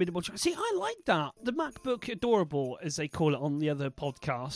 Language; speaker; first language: English; native; English